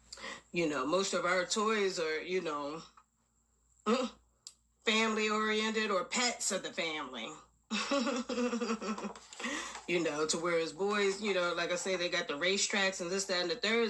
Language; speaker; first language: English; native; English